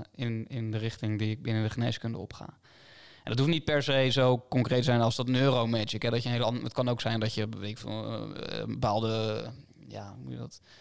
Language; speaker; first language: Dutch; native; Dutch